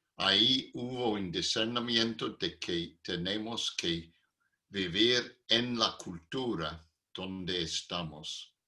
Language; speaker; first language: Spanish; non-native, fluent; English